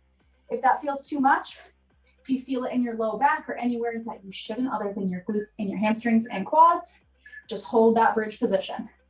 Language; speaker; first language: English; native; English